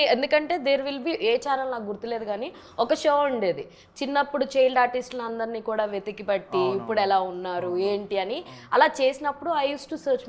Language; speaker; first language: Telugu; native; Telugu